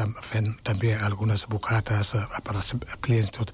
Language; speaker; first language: Catalan; non-native, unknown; Wolof